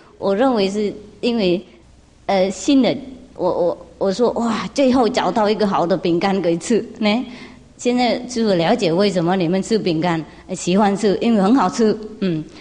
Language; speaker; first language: Chinese; non-native, fluent; Vietnamese